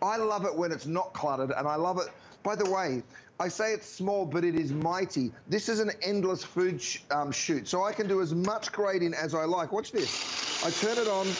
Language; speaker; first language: English; native; English